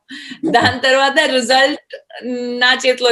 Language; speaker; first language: Telugu; non-native, fluent; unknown